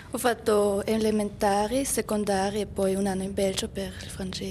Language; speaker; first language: Italian; non-native, learner; German